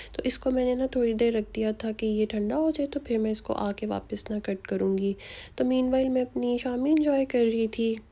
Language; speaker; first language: Hindi; native; Hindi